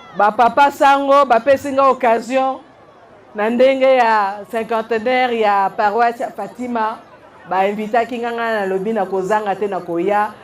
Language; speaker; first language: Lingala; non-native, local second language; Kongo